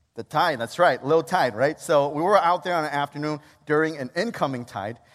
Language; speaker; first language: English; native; English